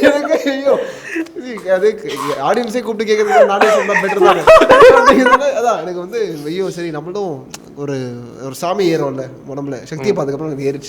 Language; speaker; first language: Tamil; native; Tamil